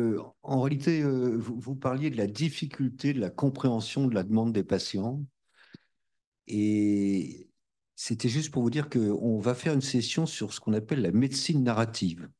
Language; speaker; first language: French; native; French